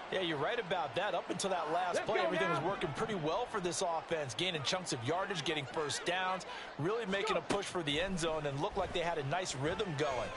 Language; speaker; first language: English; native; English